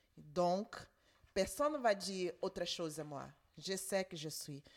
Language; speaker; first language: French; non-native, learner; Portuguese